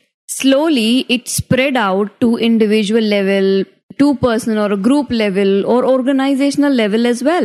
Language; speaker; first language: English; non-native, local second language; Hindi